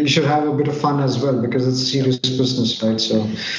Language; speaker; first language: English; non-native, local second language; Hindi